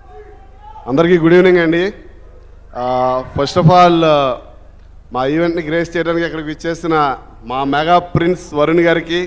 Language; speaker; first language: Telugu; native; Telugu